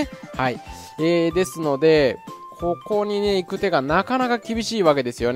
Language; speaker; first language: Japanese; native; Japanese